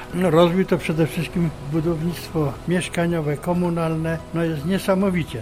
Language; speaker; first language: Polish; native; Polish